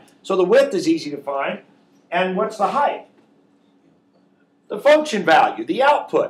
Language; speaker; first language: English; native; English